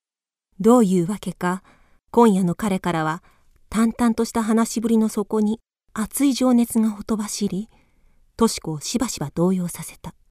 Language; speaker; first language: Japanese; native; Japanese